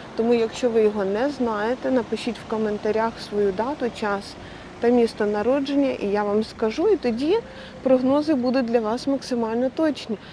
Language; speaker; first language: Ukrainian; non-native, local second language; Russian